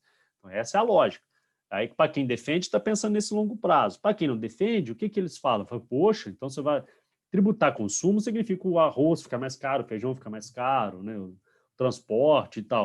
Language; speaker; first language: Portuguese; native; Portuguese